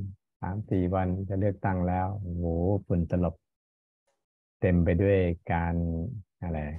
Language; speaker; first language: Thai; native; Thai